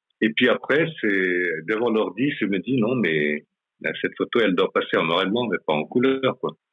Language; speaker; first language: French; non-native, local second language; Malagasy